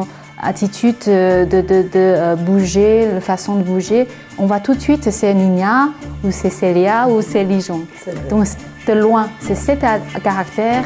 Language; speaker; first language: French; non-native, fluent; Chinese